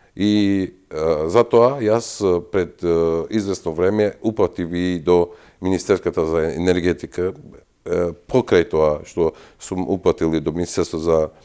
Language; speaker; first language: Macedonian; non-native, local second language; Albanian